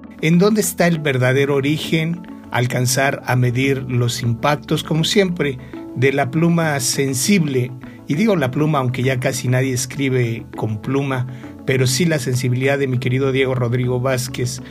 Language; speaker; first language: Spanish; native; Spanish